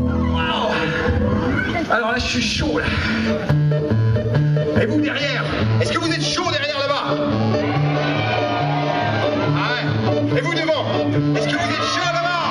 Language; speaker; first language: French; native; French